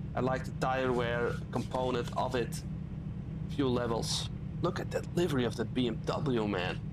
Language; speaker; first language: English; non-native, fluent; Dutch